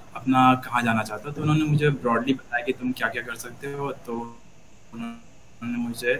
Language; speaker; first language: Hindi; native; Hindi